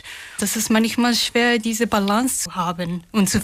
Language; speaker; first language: German; non-native, fluent; Japanese